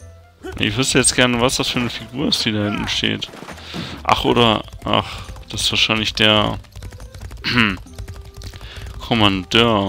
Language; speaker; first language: German; native; German